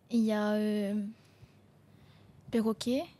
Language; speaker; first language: French; non-native, local second language; Réunion Creole French